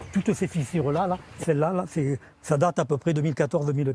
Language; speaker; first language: French; native; French